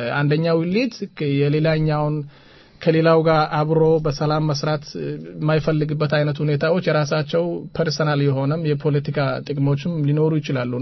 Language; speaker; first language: Amharic; non-native, local second language; Somali